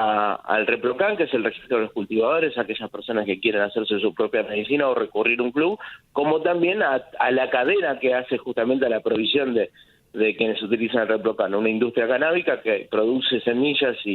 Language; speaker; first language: Spanish; native; Spanish